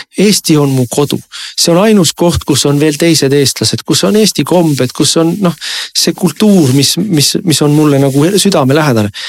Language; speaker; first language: Estonian; native; Estonian